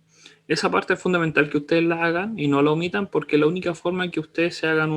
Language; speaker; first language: Spanish; native; Spanish